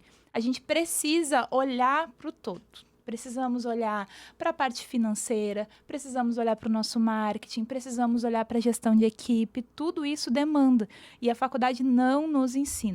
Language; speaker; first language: Portuguese; native; Portuguese